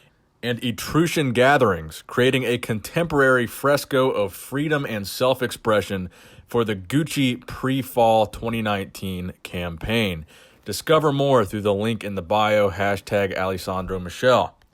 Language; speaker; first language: English; native; English